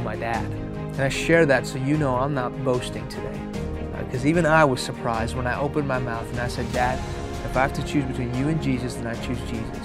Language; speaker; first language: English; early bilingual, other home language; Persian